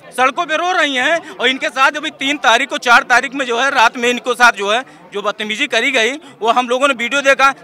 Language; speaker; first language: Hindi; native; Hindi